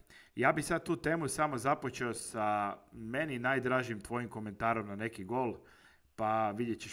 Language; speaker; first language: Croatian; native; Croatian